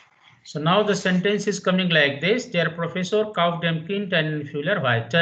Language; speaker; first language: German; non-native, fluent; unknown